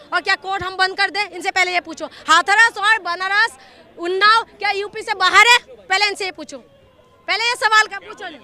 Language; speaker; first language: Hindi; non-native, local second language; Assamese